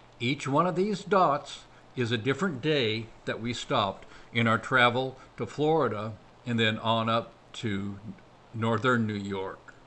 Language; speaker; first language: English; native; English